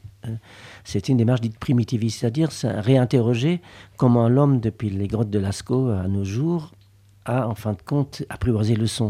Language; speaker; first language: French; native; French